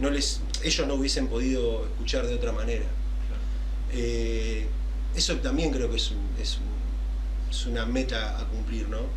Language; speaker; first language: Spanish; native; Spanish